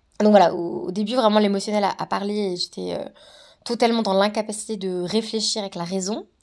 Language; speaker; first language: French; native; French